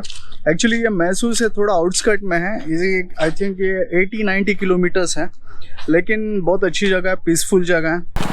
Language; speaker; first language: Hindi; native; Hindi